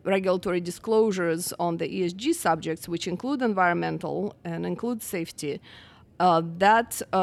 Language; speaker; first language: English; non-native, fluent; Russian